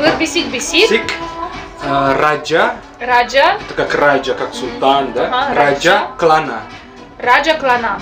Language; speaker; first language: Russian; non-native, fluent; Indonesian